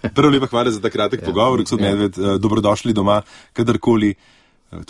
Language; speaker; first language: Slovenian; native; Slovenian